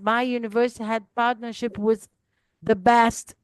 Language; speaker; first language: English; non-native, fluent; Portuguese